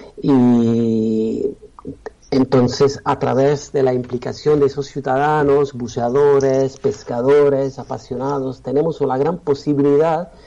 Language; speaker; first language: Spanish; non-native, fluent; Italian